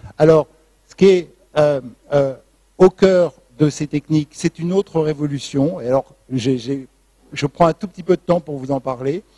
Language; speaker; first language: French; native; French